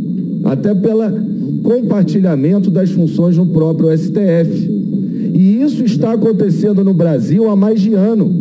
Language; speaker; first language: Portuguese; native; Portuguese